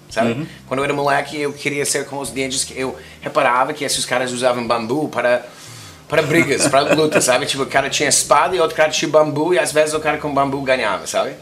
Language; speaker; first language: Portuguese; non-native, fluent; English